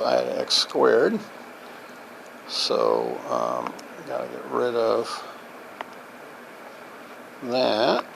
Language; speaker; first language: English; native; English